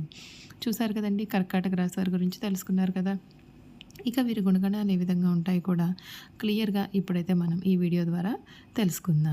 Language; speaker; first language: Telugu; native; Telugu